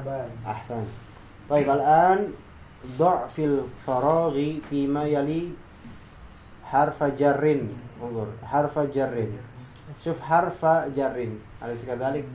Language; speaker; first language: Arabic; non-native, fluent; Indonesian